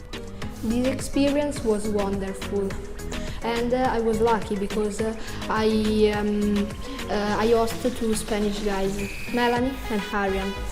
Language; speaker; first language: English; non-native, learner; Italian